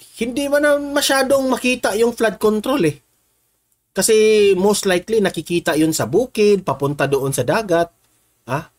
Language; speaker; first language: Filipino; non-native, local second language; Cebuano